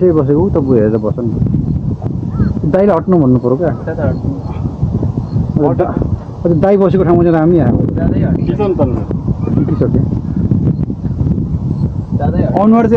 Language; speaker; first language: Nepali; native; Nepali